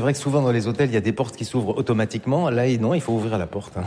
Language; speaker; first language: French; native; French